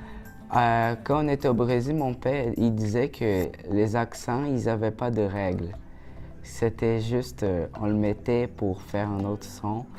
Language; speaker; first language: French; early bilingual, other home language; Portuguese